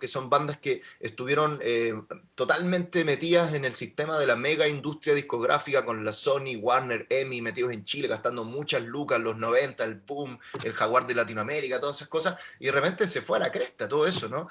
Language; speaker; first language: Spanish; native; Spanish